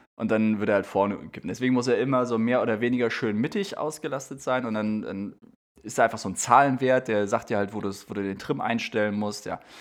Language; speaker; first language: German; native; German